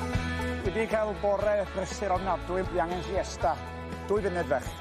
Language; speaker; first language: Welsh; native; Welsh